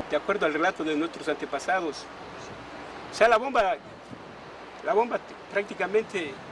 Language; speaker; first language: Spanish; native; Spanish